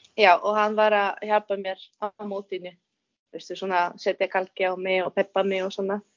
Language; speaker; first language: Icelandic; non-native, fluent; Czech